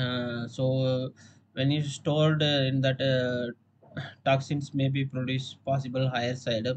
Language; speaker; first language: English; non-native, local second language; Tamil